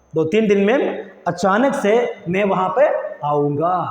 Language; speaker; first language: Hindi; non-native, local second language; Malayalam